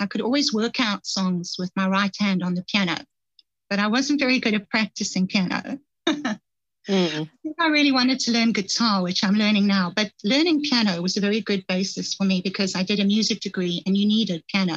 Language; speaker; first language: English; native; English